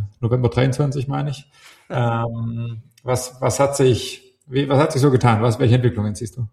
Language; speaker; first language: German; native; German